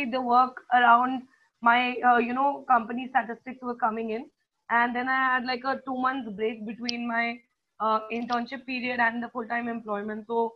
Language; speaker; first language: English; non-native, local second language; Hindi